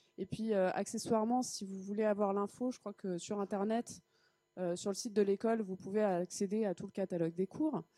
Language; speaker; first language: French; native; French